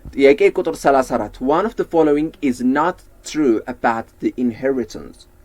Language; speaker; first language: English; non-native, local second language; Amharic